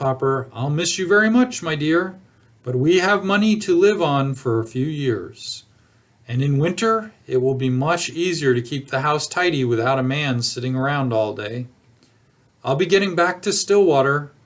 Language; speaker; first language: English; native; English